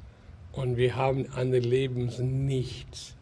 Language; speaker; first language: German; non-native, learner; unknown